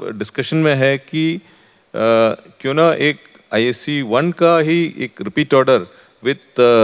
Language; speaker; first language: Hindi; native; Hindi